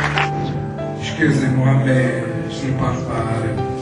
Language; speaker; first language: French; non-native, fluent; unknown